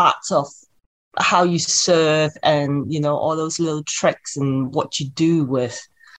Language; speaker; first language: English; non-native, local second language; Cantonese